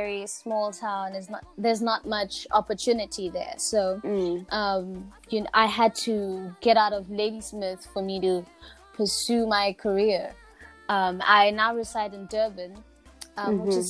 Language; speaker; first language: English; non-native, local second language; Zulu